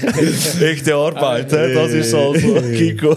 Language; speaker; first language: German; native; German